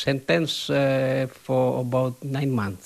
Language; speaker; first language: English; non-native, learner; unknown